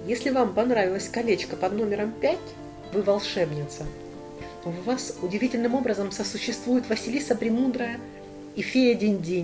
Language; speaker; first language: Russian; native; Russian